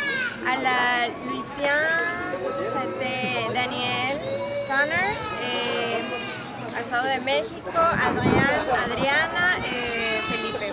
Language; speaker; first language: French; non-native, learner; Spanish